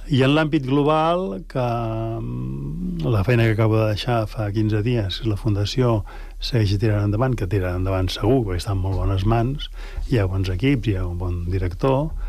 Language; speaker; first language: Catalan; native; Catalan